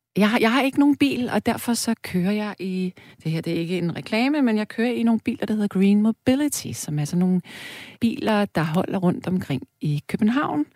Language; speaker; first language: Danish; native; Danish